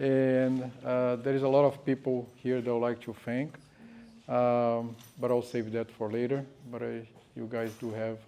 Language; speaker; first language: English; non-native, fluent; Portuguese